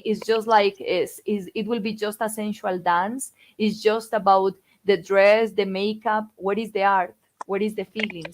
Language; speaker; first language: English; non-native, fluent; Spanish